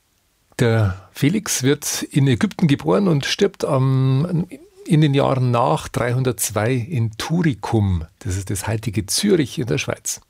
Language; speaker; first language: German; native; German